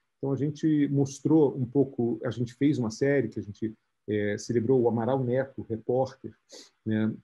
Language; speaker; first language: Portuguese; native; Portuguese